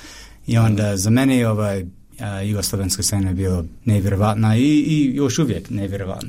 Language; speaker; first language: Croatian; non-native, fluent; English